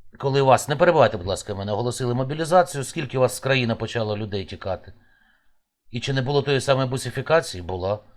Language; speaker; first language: Ukrainian; native; Ukrainian